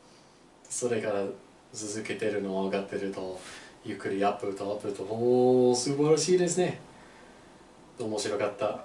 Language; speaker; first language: Japanese; non-native, learner; English